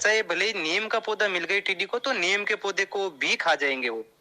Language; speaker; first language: Hindi; native; Hindi